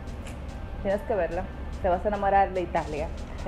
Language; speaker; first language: Spanish; native; Spanish